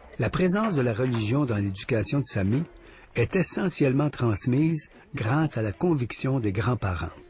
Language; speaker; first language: French; native; French